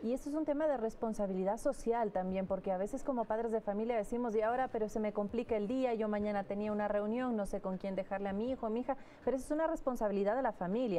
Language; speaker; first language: Spanish; native; Spanish